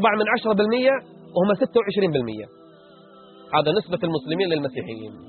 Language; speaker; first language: Arabic; native; Arabic